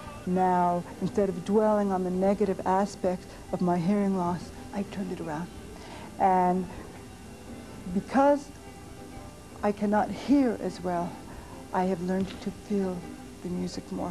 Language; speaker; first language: English; native; English